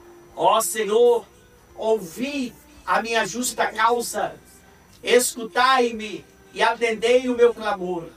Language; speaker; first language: Portuguese; native; Portuguese